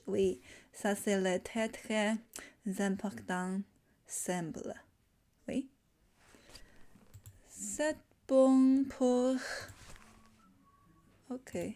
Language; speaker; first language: French; non-native, learner; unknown